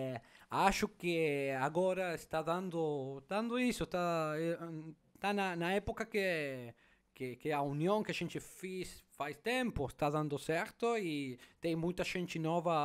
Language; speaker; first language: Portuguese; non-native, fluent; Spanish